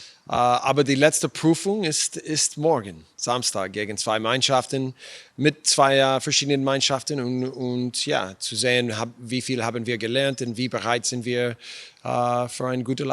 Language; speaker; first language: German; non-native, fluent; English